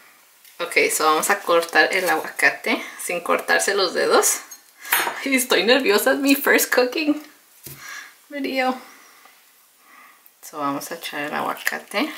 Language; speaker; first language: Spanish; early bilingual, heritage; Spanish